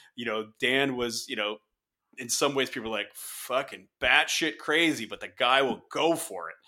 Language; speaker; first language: English; native; English